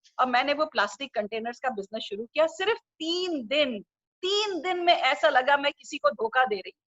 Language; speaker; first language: Hindi; non-native, local second language; Urdu